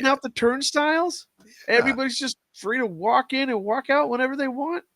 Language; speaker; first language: English; native; English